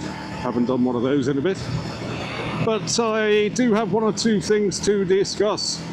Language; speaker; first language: English; native; English